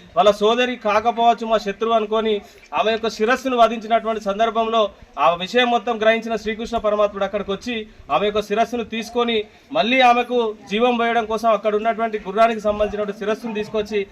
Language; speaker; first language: Telugu; native; Telugu